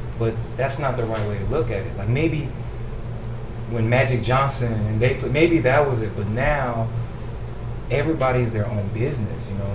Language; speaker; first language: English; native; English